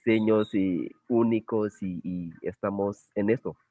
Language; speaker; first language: Spanish; non-native, fluent; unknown